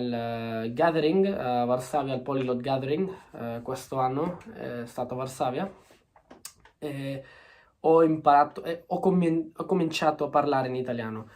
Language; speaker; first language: Italian; non-native, learner; Spanish